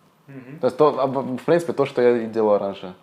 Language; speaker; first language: Russian; non-native, fluent; Portuguese